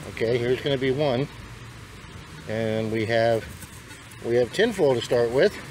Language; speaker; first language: English; native; English